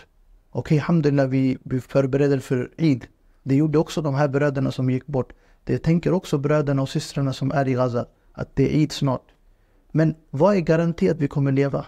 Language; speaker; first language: Swedish; non-native, fluent; Urdu